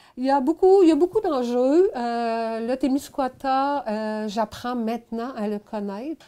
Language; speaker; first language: French; native; French